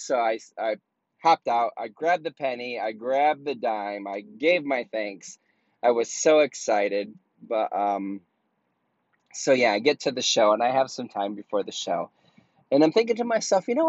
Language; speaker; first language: English; native; English